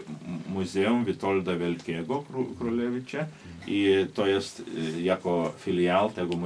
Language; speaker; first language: Polish; non-native, local second language; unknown